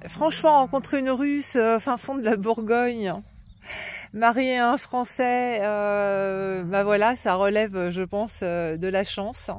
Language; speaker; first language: French; native; French